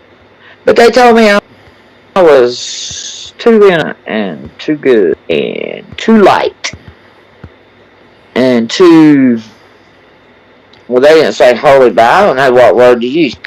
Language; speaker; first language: English; native; English